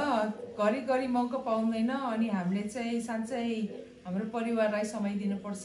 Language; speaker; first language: Nepali; non-native, learner; English